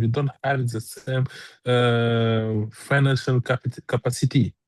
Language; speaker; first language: English; non-native, learner; French